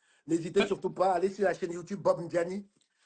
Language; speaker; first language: French; native; French